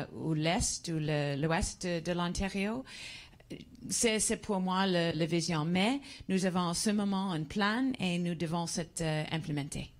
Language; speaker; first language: French; non-native, learner; English